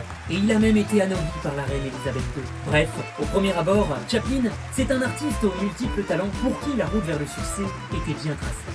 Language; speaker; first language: French; native; French